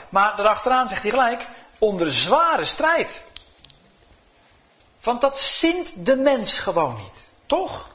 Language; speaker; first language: Dutch; native; Dutch